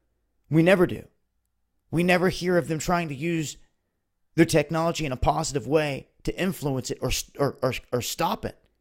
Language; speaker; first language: English; native; English